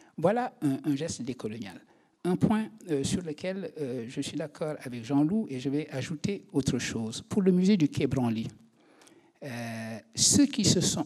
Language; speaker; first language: French; non-native, local second language; Wolof